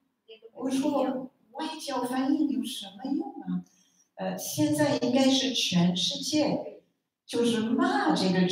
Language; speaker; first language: Chinese; non-native, fluent; French